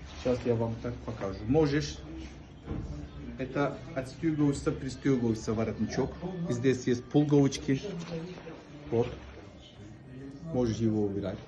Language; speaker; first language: Russian; non-native, learner; Turkish